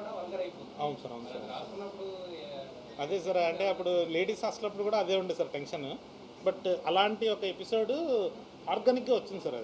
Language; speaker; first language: Telugu; native; Telugu